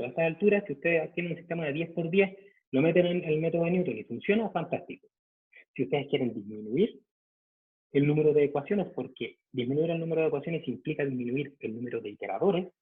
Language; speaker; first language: Spanish; native; Spanish